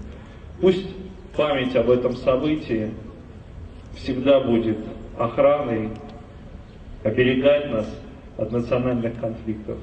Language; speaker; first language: Russian; native; Russian